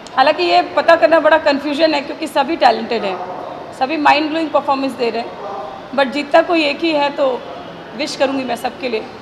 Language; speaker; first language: Hindi; native; Hindi